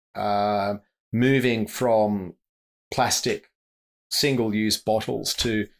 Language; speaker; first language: English; native; English